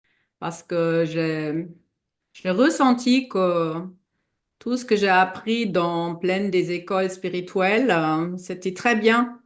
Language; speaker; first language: French; non-native, fluent; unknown